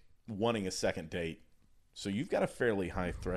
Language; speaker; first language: English; native; English